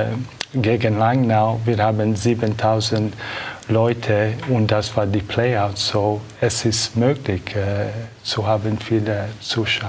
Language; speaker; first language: German; non-native, learner; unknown